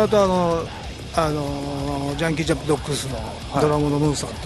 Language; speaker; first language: Japanese; native; Japanese